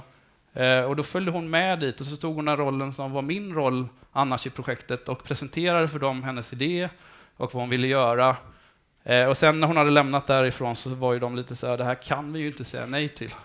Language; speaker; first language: Swedish; native; Swedish